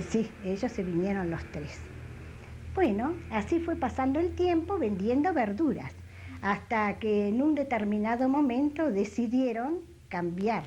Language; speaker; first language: Spanish; native; Spanish